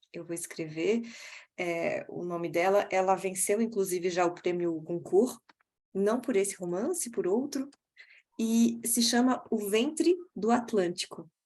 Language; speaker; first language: Portuguese; early bilingual, heritage; Portuguese